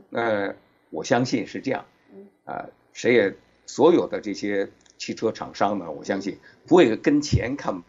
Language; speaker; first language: Chinese; native; Chinese